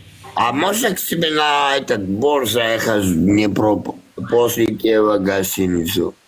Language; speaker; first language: Russian; non-native, learner; Armenian